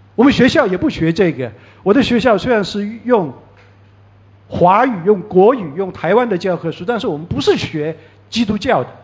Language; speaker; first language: Chinese; early bilingual, heritage; Chinese